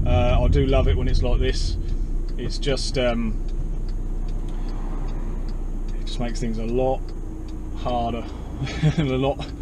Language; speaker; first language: English; native; English